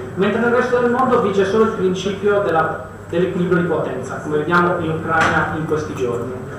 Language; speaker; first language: Italian; native; Italian